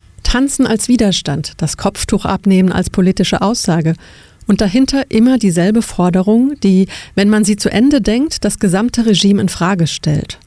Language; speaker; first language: German; native; German